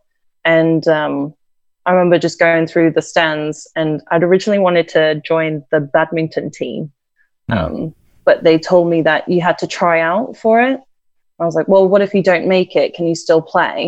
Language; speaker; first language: English; native; English